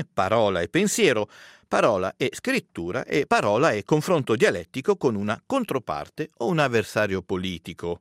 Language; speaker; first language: Italian; native; Italian